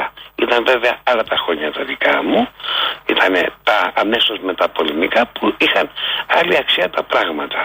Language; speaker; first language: Greek; native; Greek